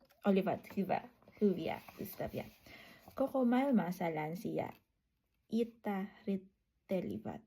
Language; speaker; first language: Finnish; non-native, learner; Filipino